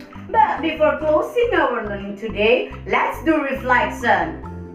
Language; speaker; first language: English; non-native, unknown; Indonesian